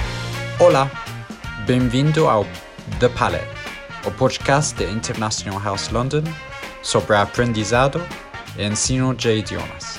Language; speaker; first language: Portuguese; non-native, fluent; English